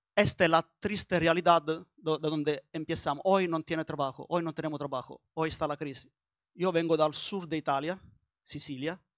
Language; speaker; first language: Spanish; non-native, learner; Italian